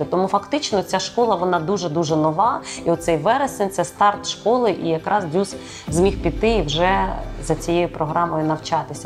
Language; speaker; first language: Ukrainian; native; Ukrainian